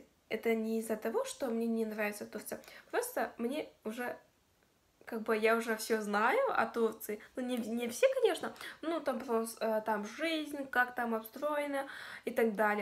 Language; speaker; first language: Russian; non-native, local second language; Kazakh